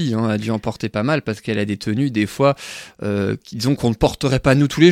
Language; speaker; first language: French; native; French